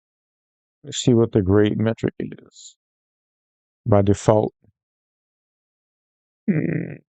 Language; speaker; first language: English; native; English